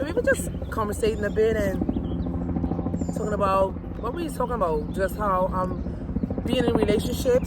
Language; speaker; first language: English; native; English